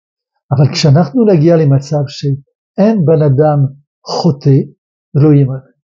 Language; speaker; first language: Hebrew; non-native, fluent; French